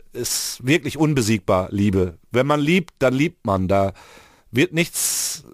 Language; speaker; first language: German; native; German